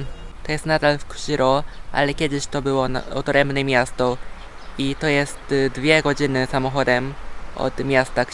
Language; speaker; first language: Polish; non-native, fluent; Japanese